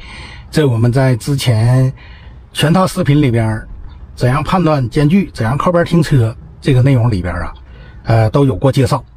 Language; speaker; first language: Chinese; native; Chinese